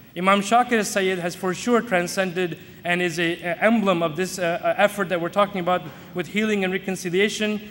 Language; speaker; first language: English; native; English